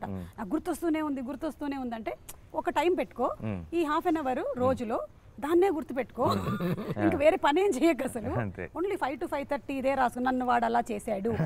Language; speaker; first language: Telugu; native; Telugu